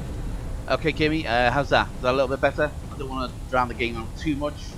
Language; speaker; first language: English; native; English